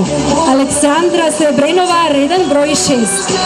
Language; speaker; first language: Macedonian; native; Macedonian